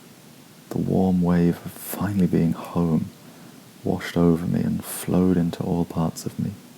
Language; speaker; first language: English; native; English